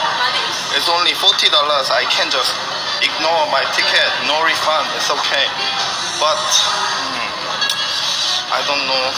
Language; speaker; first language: English; non-native, learner; Korean